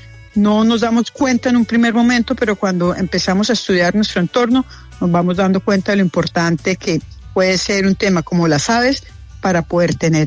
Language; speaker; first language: Spanish; native; Spanish